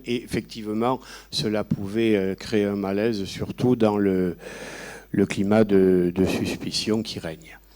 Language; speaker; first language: French; native; French